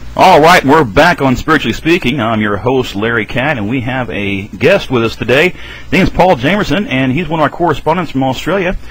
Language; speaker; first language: English; native; English